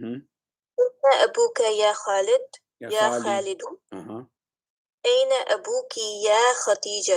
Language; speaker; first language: Arabic; non-native, learner; English